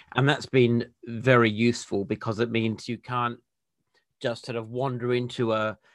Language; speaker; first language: English; native; English